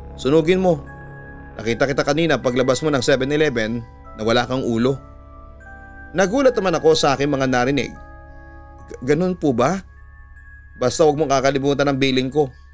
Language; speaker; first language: Filipino; native; Filipino